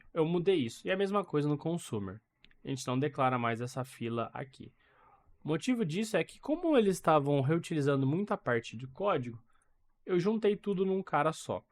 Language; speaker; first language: Portuguese; native; Portuguese